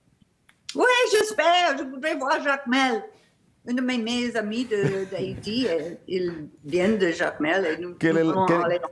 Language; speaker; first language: French; non-native, learner; English